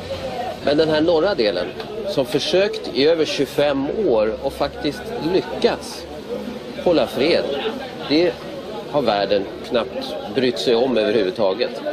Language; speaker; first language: Swedish; native; Swedish